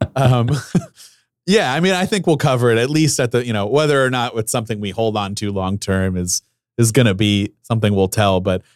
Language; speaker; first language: English; native; English